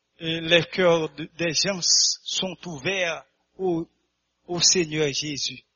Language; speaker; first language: French; non-native, local second language; Haitian Creole